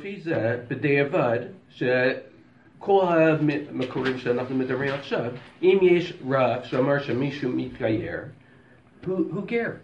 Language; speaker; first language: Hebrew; non-native, learner; English